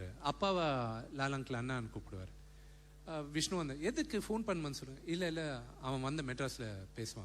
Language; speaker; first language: Tamil; non-native, local second language; Telugu